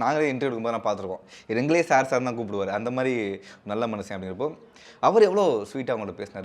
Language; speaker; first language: Tamil; native; Tamil